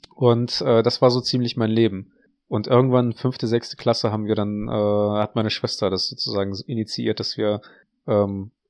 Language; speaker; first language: German; early bilingual, other home language; Russian